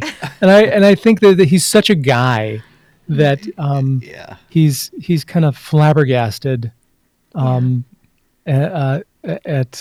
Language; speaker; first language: English; native; English